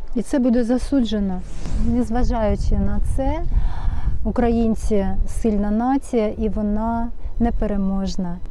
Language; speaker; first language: Ukrainian; non-native, local second language; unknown